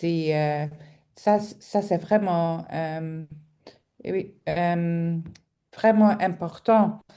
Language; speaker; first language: French; non-native, local second language; Dutch